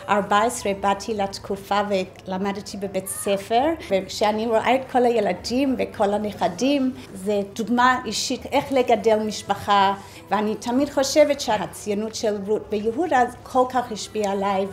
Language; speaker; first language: Hebrew; non-native, fluent; English